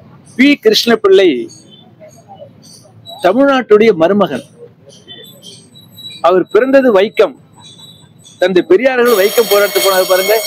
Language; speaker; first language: Tamil; native; Tamil